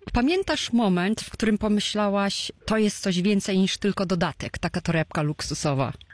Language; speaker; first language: Polish; native; Polish